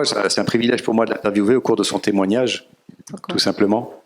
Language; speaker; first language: French; native; French